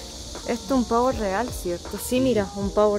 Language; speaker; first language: Spanish; native; Spanish